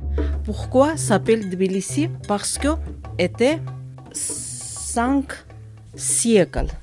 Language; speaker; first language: French; non-native, learner; Georgian